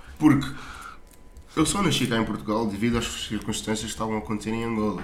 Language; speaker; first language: Portuguese; native; Portuguese